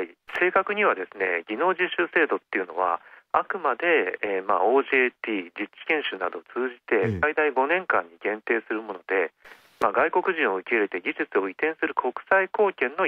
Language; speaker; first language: Japanese; native; Japanese